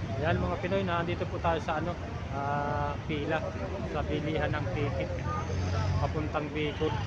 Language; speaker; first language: Filipino; native; Filipino